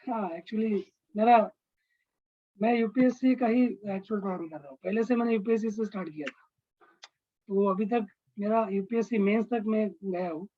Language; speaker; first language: Hindi; non-native, local second language; Marathi